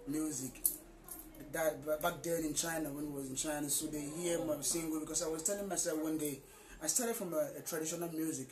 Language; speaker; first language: English; non-native, local second language; Igbo